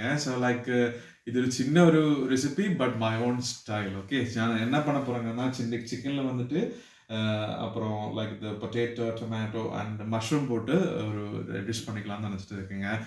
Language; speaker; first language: Tamil; non-native, learner; Malayalam